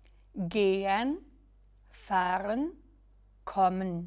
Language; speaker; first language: German; non-native, fluent; Albanian